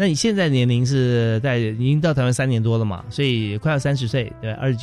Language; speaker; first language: Chinese; native; Chinese